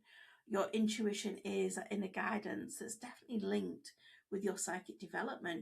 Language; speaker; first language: English; native; English